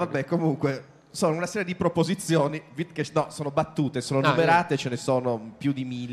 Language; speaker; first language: Italian; native; Italian